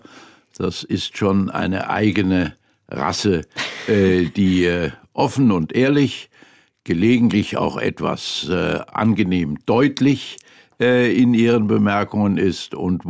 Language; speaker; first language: German; native; German